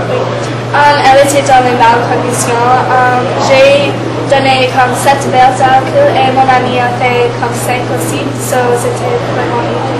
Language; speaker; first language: French; non-native, learner; English